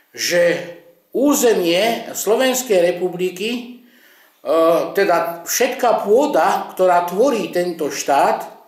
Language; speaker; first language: Slovak; non-native, local second language; Romany